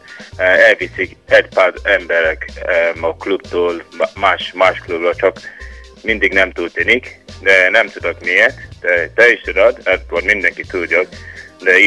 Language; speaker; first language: Hungarian; non-native, learner; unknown